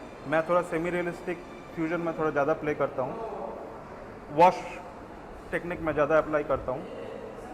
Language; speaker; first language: Hindi; native; Hindi